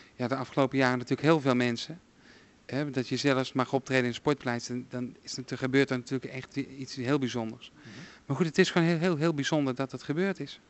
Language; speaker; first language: Dutch; native; Dutch